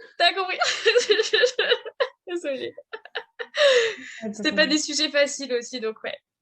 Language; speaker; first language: French; native; French